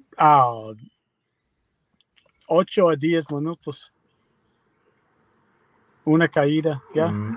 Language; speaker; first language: Spanish; non-native, learner; English